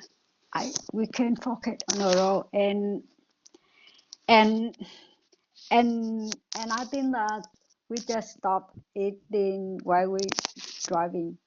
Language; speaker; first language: English; non-native, learner; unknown